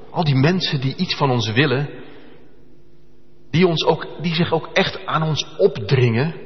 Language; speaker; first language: Dutch; native; Dutch